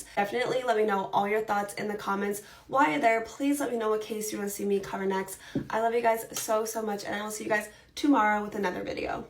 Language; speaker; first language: English; native; English